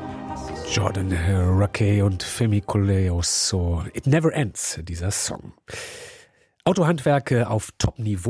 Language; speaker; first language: German; native; German